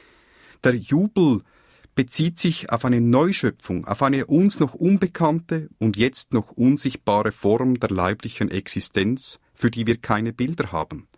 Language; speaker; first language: German; native; German